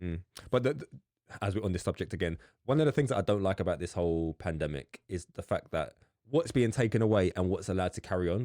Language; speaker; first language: English; native; English